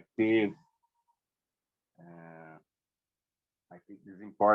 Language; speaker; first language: English; non-native, learner; Portuguese